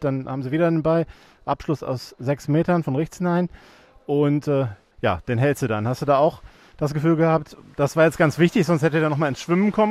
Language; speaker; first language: German; native; German